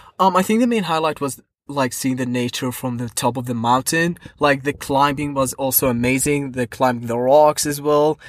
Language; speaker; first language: English; non-native, fluent; Arabic